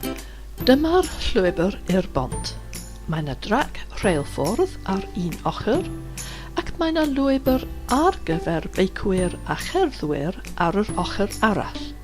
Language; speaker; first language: Welsh; non-native, fluent; English